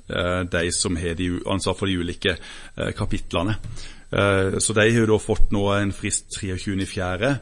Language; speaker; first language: Norwegian; native; Norwegian